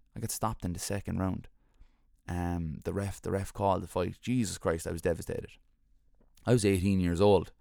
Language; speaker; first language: English; native; English